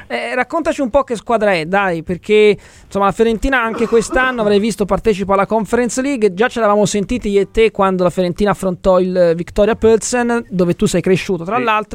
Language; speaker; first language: Italian; native; Italian